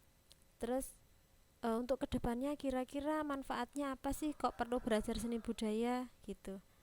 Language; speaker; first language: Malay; non-native, local second language; Javanese